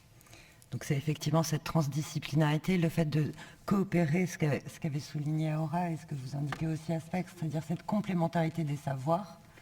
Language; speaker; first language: French; native; French